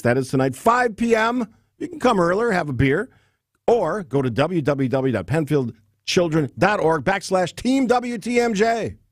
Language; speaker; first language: English; native; English